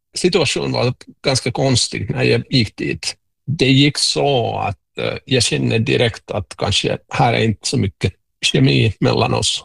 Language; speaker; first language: Swedish; non-native, local second language; Finnish